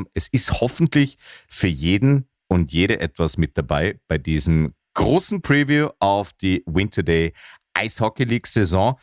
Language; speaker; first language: German; native; German